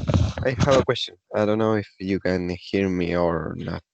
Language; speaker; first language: English; non-native, learner; Spanish